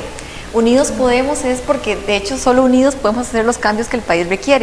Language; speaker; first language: Spanish; native; Spanish